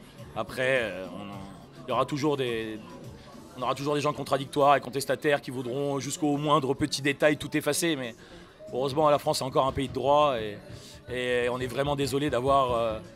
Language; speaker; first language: French; native; French